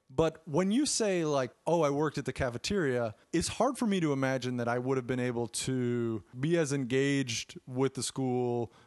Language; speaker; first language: English; native; English